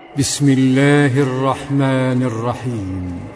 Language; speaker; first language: Arabic; native; Arabic